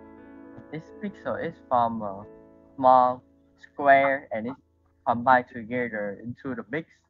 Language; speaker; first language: English; non-native, learner; Vietnamese